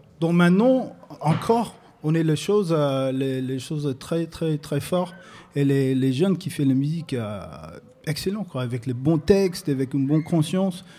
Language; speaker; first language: French; non-native, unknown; English